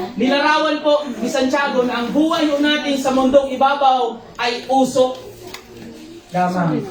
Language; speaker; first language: Filipino; non-native, local second language; Cebuano